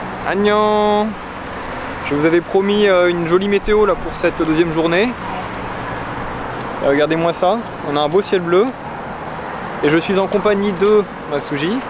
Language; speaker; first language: French; native; French